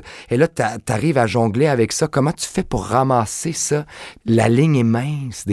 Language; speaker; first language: French; native; French